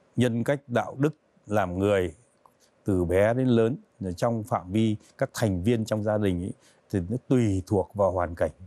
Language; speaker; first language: Vietnamese; native; Vietnamese